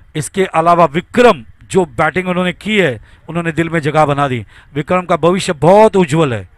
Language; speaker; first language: Hindi; non-native, local second language; Marathi